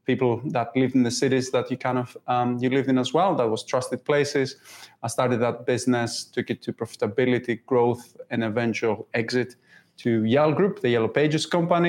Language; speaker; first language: English; non-native, fluent; Greek